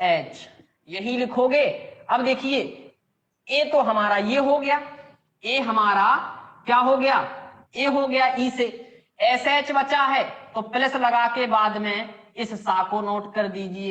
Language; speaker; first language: Hindi; native; Hindi